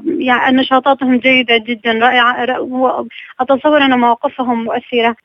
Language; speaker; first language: Arabic; non-native, local second language; Kurdish